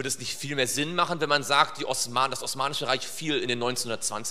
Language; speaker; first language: German; native; German